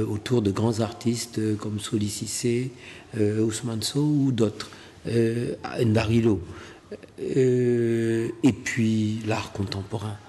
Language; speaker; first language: French; non-native, local second language; Wolof